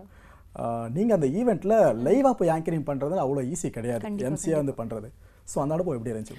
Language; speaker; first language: Tamil; native; Tamil